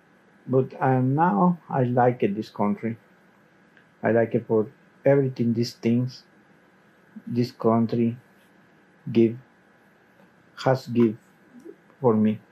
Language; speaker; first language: English; non-native, learner; Spanish